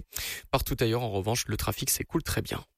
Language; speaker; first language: French; native; French